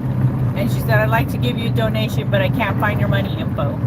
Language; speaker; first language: English; native; English